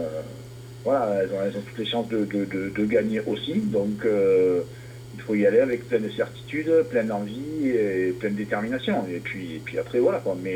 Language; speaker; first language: French; native; French